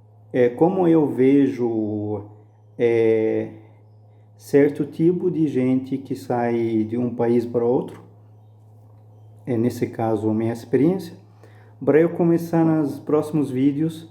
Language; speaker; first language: Portuguese; non-native, fluent; Arabic